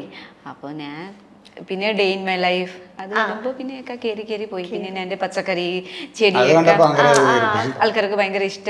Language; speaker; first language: Malayalam; non-native, learner; Nepali